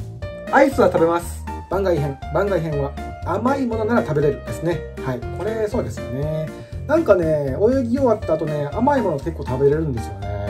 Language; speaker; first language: Japanese; native; Japanese